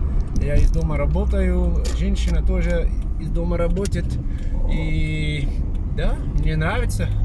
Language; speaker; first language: Russian; non-native, learner; Dutch